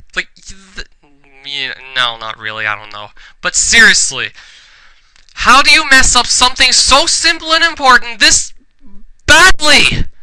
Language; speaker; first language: English; native; English